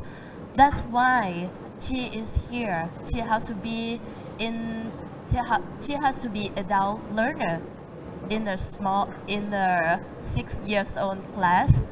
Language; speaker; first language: English; non-native, learner; Thai